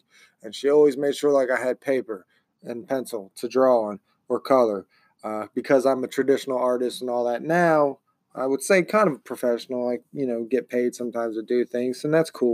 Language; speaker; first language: English; native; English